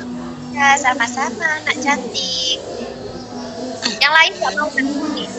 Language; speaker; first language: Indonesian; native; Indonesian